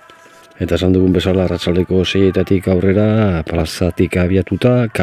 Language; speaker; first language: Basque; native; Basque